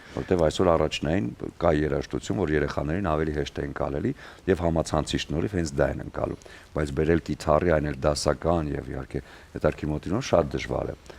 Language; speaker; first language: Armenian; native; Armenian